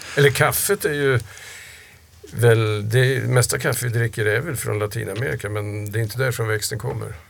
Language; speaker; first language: Swedish; native; Swedish